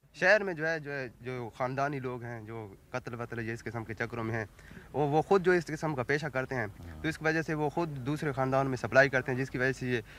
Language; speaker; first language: Urdu; non-native, local second language; Punjabi